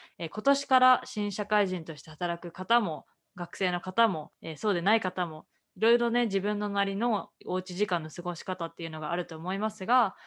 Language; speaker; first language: Japanese; native; Japanese